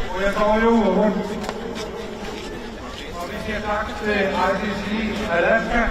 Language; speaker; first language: Danish; native; Danish